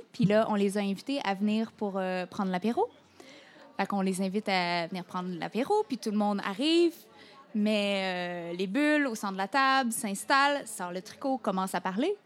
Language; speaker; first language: French; native; French